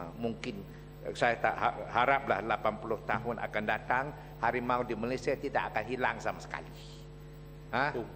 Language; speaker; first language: Malay; non-native, local second language; Chinese